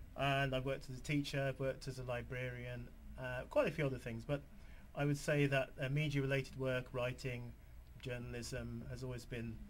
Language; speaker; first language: English; native; English